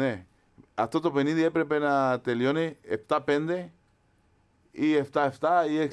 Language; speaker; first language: Greek; non-native, fluent; Spanish